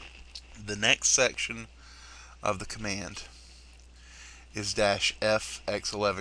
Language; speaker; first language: English; native; English